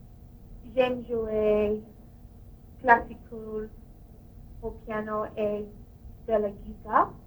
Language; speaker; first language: French; non-native, learner; English